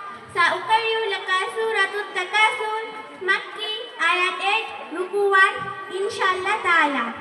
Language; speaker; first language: Arabic; non-native, learner; Bangla